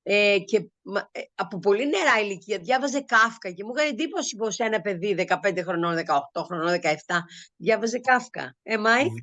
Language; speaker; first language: Greek; native; Greek